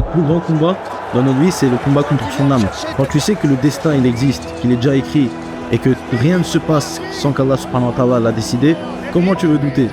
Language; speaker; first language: French; early bilingual, other home language; Chechen